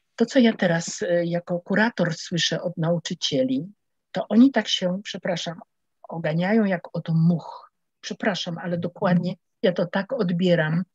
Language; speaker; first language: Polish; native; Polish